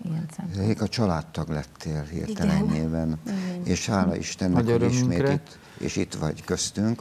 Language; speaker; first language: Hungarian; native; Hungarian